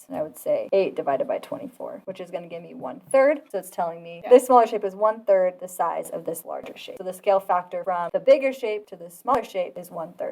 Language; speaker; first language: English; native; English